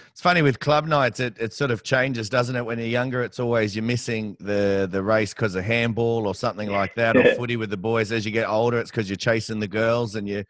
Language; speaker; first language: English; native; English